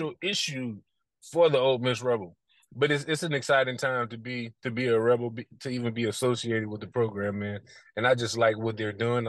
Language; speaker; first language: English; native; English